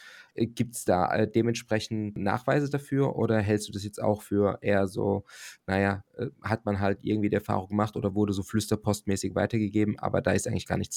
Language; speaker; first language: German; native; German